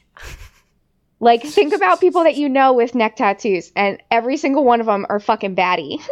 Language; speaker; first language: English; native; English